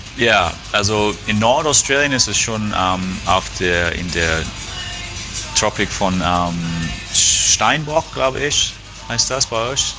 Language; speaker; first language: German; non-native, fluent; English